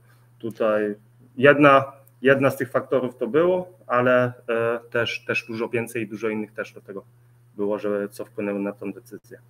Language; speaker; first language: Polish; early bilingual, heritage; Polish